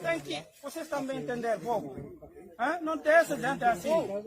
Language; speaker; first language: Portuguese; non-native, learner; Haitian Creole